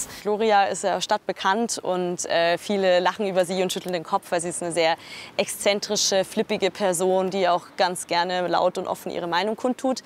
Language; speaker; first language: German; native; German